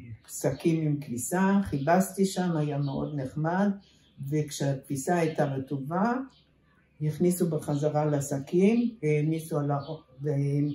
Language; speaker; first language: Hebrew; early bilingual, other home language; German